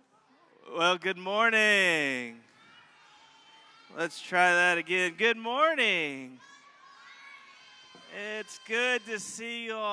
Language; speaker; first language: English; native; English